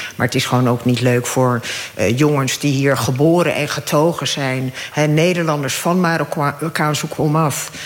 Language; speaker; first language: Dutch; early bilingual, other home language; Arabic